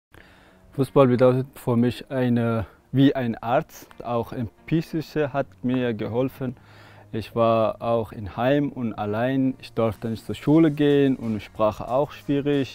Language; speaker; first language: German; non-native, learner; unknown